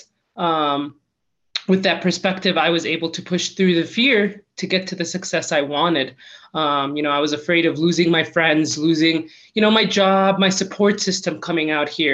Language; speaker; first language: English; native; English